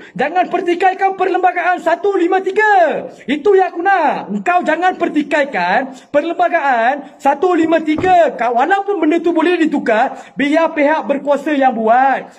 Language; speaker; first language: Malay; non-native, local second language; Tamil